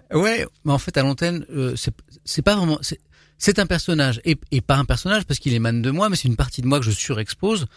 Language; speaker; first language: French; native; French